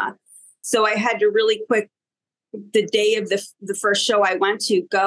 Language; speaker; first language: English; native; English